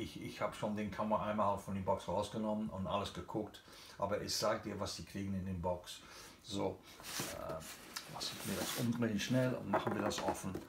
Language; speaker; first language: German; non-native, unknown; English